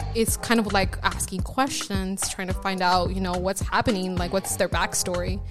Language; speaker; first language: English; early bilingual, other home language; Spanish